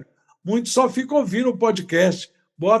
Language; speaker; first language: Portuguese; native; Portuguese